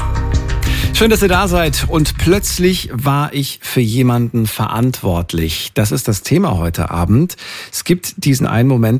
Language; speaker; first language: German; native; German